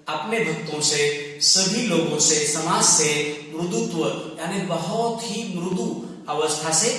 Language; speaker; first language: Hindi; non-native, local second language; Marathi